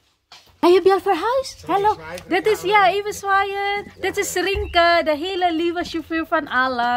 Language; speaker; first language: Dutch; non-native, learner; Filipino